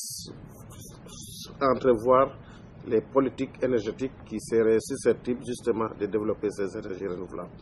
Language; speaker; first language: French; non-native, local second language; Wolof